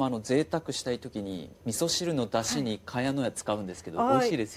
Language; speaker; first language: Japanese; native; Japanese